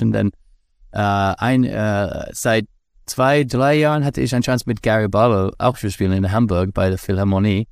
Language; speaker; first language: German; non-native, learner; English